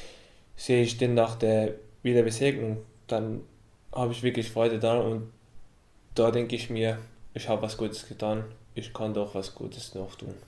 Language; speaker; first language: German; early bilingual, other home language; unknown